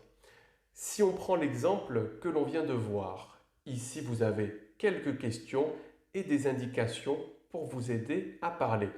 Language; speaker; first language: French; native; French